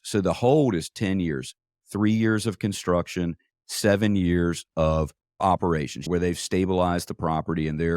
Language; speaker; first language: English; native; English